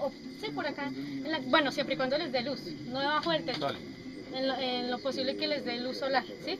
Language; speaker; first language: Spanish; native; Spanish